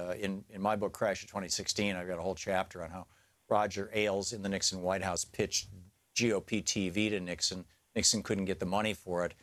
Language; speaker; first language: English; native; English